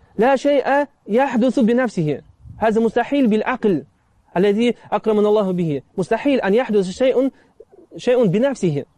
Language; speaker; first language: Arabic; non-native, fluent; Russian